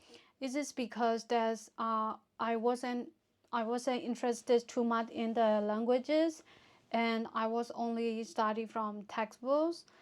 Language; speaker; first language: English; non-native, fluent; Burmese